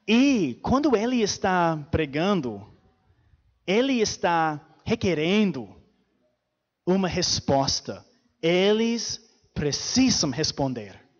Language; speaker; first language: Portuguese; non-native, fluent; English